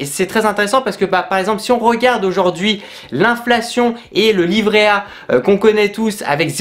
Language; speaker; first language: French; native; French